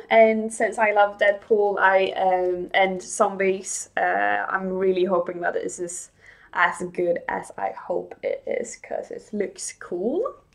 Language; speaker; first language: English; non-native, fluent; Swedish